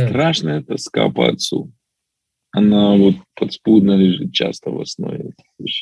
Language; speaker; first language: Russian; native; Russian